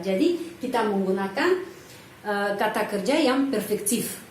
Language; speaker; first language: Indonesian; non-native, fluent; Russian